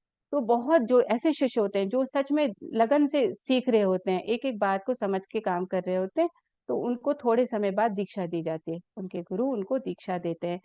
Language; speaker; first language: Hindi; native; Hindi